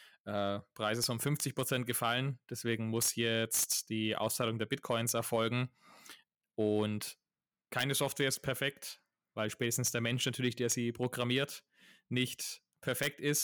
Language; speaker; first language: German; native; German